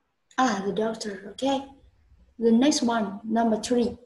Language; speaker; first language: English; non-native, learner; Vietnamese